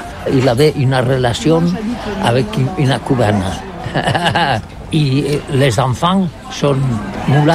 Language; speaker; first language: French; non-native, learner; Catalan